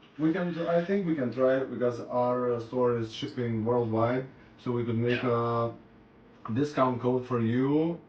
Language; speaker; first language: English; non-native, fluent; Lithuanian